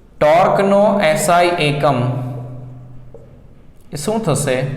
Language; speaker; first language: Gujarati; native; Gujarati